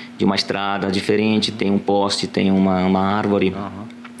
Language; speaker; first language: Portuguese; non-native, fluent; Italian